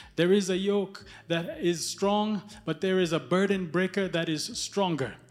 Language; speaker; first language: English; early bilingual, other home language; Amharic